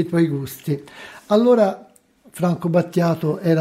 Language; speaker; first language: Italian; native; Italian